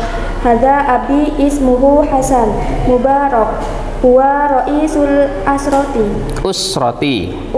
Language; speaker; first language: Arabic; non-native, learner; Indonesian